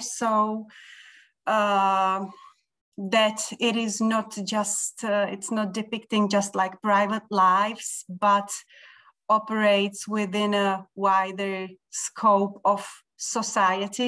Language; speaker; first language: English; non-native, fluent; Czech